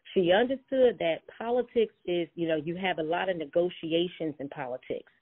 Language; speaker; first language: English; native; English